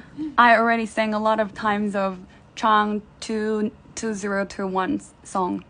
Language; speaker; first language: English; non-native, fluent; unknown